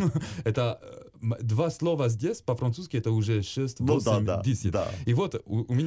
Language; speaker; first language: Russian; non-native, learner; French